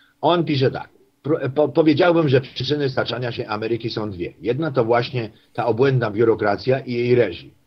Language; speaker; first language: Polish; native; Polish